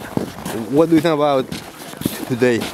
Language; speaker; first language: English; non-native, learner; Russian